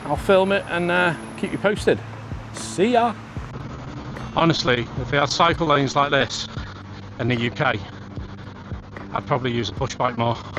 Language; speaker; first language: English; native; English